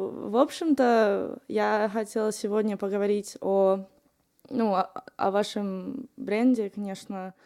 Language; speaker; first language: Russian; non-native, fluent; English